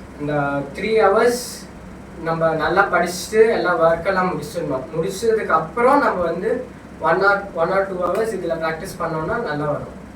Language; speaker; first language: Tamil; native; Tamil